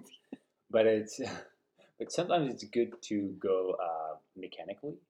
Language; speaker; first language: English; non-native, fluent; Uzbek